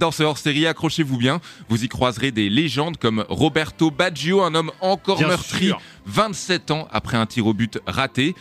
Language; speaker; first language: French; native; French